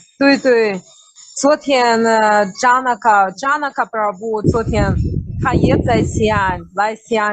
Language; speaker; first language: Chinese; non-native, fluent; Russian